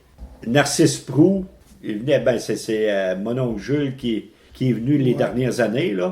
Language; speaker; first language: French; native; French